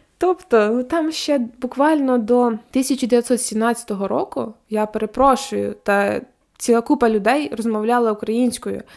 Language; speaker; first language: Ukrainian; native; Ukrainian